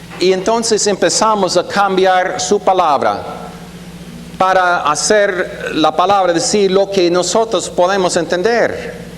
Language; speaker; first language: Spanish; non-native, fluent; German